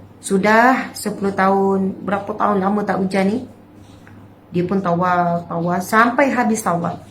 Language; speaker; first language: Malay; native; Malay